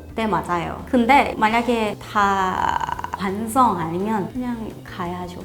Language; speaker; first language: Korean; non-native, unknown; Thai